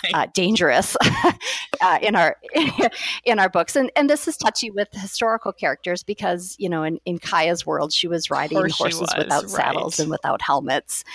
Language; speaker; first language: English; native; English